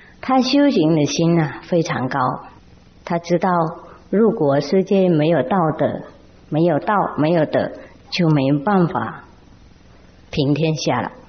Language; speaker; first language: Chinese; non-native, fluent; Vietnamese